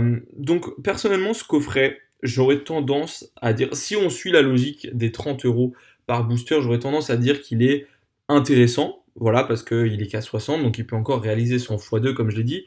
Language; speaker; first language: French; native; French